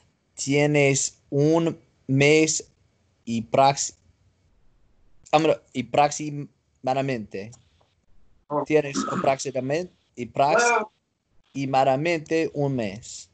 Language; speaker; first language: Spanish; non-native, learner; English